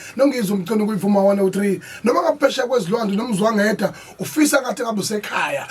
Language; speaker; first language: Zulu; native; Zulu